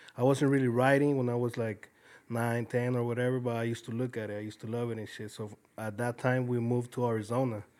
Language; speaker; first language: English; early bilingual, other home language; Spanish